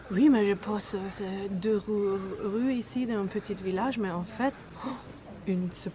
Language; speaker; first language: French; non-native, learner; Japanese